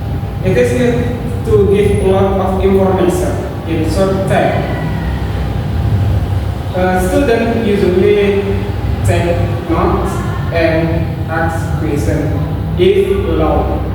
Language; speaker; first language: English; non-native, learner; Indonesian